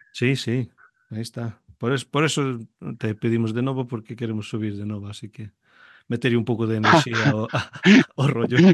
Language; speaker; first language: Galician; early bilingual, heritage; Galician